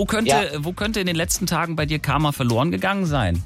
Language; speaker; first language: German; native; German